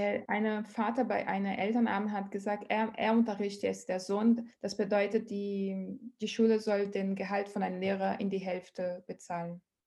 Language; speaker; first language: German; non-native, learner; Portuguese